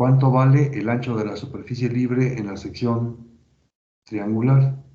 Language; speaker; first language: Spanish; native; Spanish